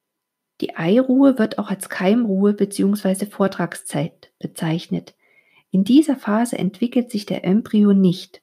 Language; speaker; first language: German; native; German